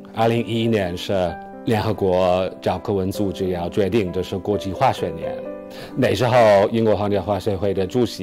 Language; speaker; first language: Chinese; non-native, fluent; English